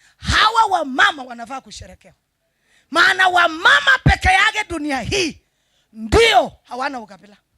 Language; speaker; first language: Swahili; non-native, local second language; Kalenjin